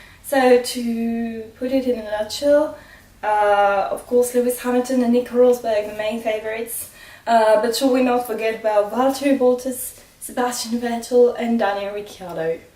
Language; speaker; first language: English; non-native, fluent; French